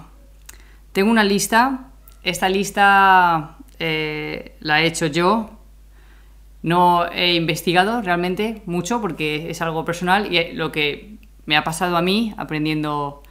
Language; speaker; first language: Spanish; native; Spanish